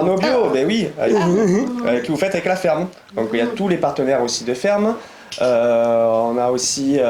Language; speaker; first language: French; native; French